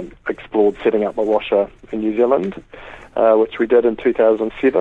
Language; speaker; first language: English; native; English